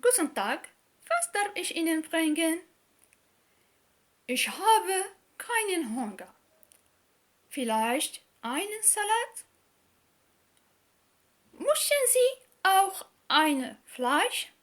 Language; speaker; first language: German; non-native, learner; Arabic